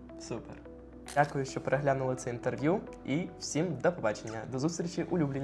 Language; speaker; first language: Ukrainian; native; Ukrainian